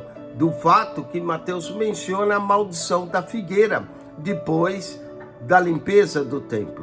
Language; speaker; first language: Portuguese; native; Portuguese